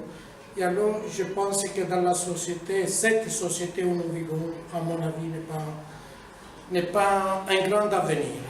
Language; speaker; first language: French; non-native, fluent; Italian